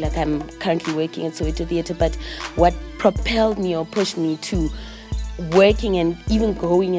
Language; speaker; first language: English; non-native, local second language; Zulu